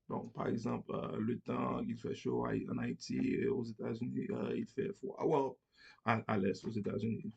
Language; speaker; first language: French; non-native, learner; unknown